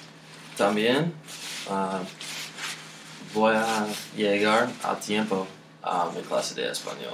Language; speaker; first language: Spanish; non-native, learner; English